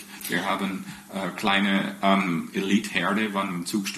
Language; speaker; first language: German; non-native, fluent; English